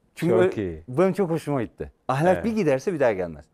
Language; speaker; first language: Turkish; native; Turkish